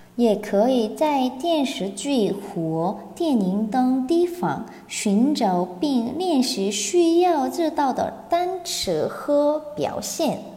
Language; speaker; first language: Chinese; non-native, fluent; Korean